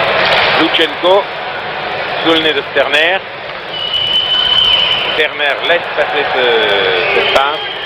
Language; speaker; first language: French; native; French